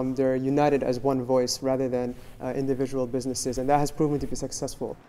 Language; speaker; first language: English; native; English